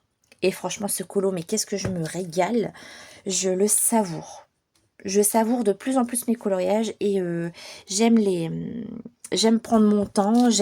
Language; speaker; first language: French; native; French